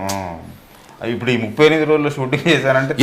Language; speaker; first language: Telugu; native; Telugu